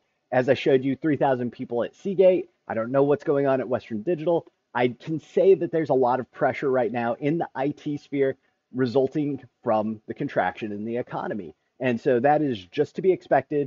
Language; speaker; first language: English; native; English